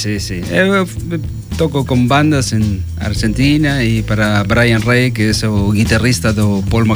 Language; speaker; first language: Portuguese; non-native, learner; Spanish